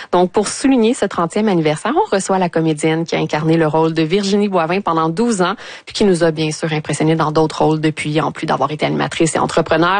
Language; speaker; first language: French; native; French